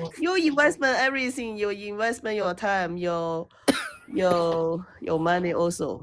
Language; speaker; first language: English; non-native, learner; Chinese